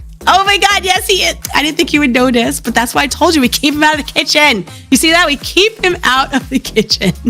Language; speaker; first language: English; native; English